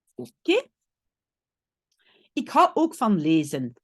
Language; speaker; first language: Dutch; non-native, local second language; French